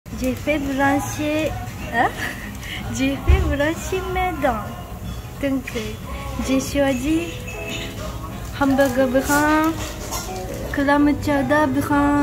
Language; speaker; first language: French; non-native, learner; Japanese